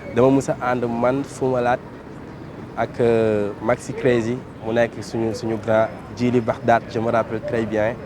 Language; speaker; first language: Wolof; native; Wolof